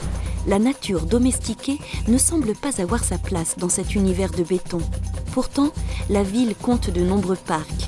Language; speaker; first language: French; native; French